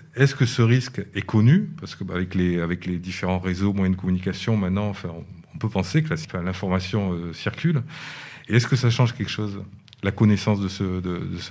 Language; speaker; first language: French; native; French